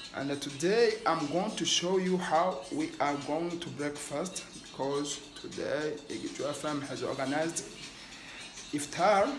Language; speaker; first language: English; non-native, local second language; Rundi